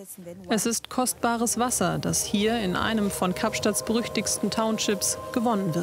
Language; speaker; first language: German; native; German